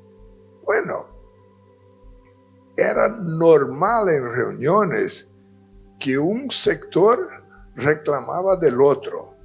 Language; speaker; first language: Spanish; non-native, fluent; Portuguese